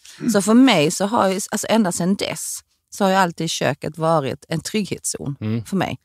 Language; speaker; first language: Swedish; early bilingual, other home language; Korean